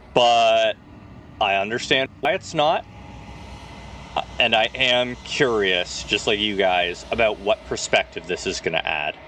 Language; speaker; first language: English; native; English